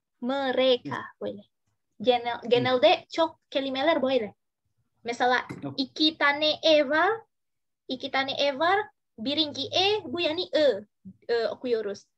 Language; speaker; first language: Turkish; non-native, learner; Indonesian